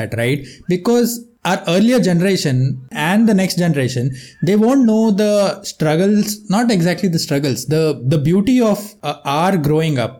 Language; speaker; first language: English; non-native, local second language; Kannada